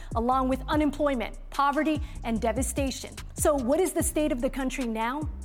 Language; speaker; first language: English; non-native, fluent; Somali